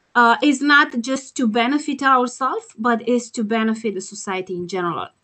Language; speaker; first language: English; non-native, fluent; Romanian